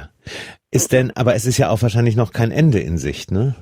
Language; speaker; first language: German; native; German